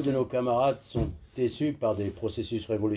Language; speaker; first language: French; native; French